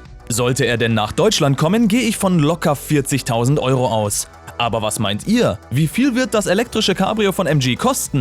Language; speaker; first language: German; native; German